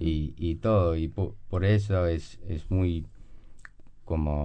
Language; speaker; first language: Spanish; non-native, learner; English